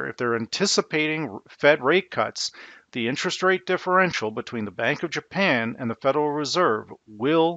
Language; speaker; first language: English; native; English